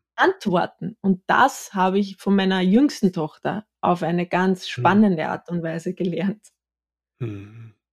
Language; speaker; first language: German; native; German